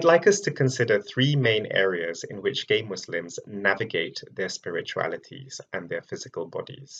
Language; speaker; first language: English; non-native, local second language; Malay